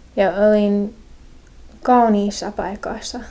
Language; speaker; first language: Finnish; non-native, learner; English